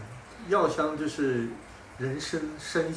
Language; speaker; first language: Chinese; native; Chinese